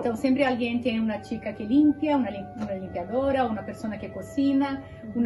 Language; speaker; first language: Spanish; non-native, fluent; Portuguese